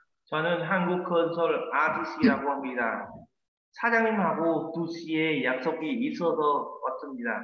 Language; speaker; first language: Korean; non-native, fluent; Vietnamese